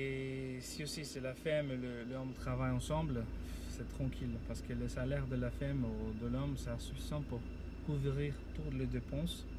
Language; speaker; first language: French; non-native, fluent; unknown